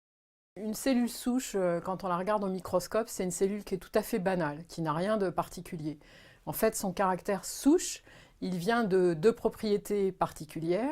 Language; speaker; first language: French; native; French